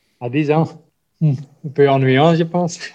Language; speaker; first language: French; non-native, local second language; Dutch